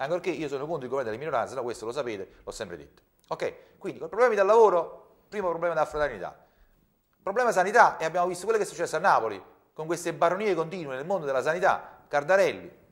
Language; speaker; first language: Italian; native; Italian